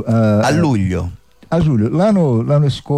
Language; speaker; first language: Italian; non-native, learner; Portuguese